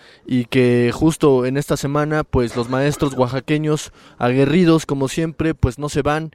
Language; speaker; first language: Spanish; native; Spanish